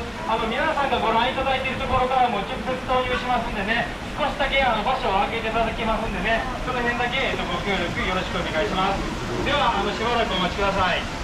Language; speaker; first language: Japanese; native; Japanese